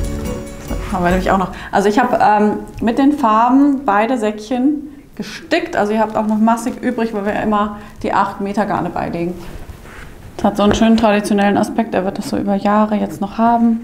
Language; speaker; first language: German; native; German